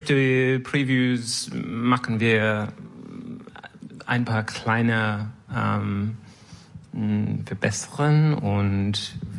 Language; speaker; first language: German; non-native, learner; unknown